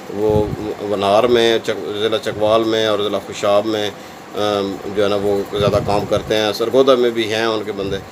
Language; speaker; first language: Urdu; non-native, local second language; Punjabi